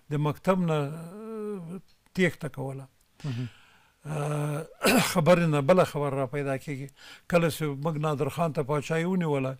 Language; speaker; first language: Pashto; native; Pashto